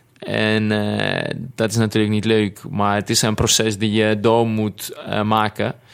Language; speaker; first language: Dutch; non-native, fluent; Greek